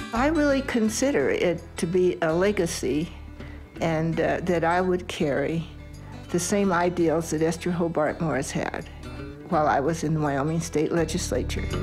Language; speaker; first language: English; native; English